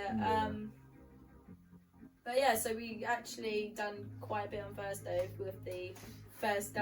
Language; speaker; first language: English; native; English